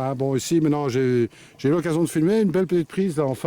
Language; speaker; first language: French; native; French